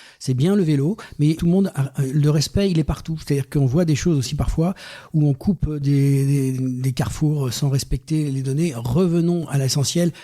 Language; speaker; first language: French; native; French